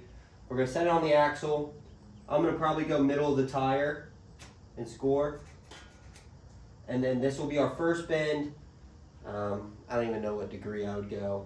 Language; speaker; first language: English; native; English